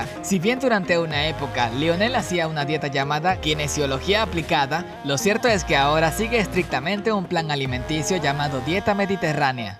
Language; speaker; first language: Spanish; native; Spanish